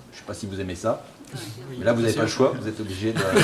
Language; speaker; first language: French; native; French